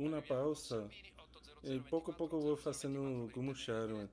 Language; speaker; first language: Portuguese; non-native, learner; English